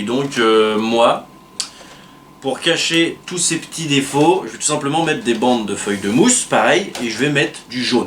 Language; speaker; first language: French; native; French